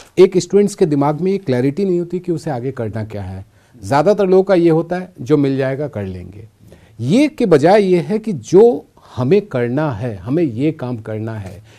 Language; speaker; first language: Hindi; native; Hindi